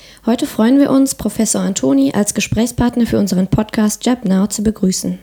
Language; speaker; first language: German; native; German